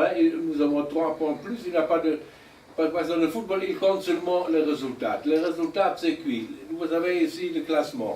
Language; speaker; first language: French; non-native, learner; German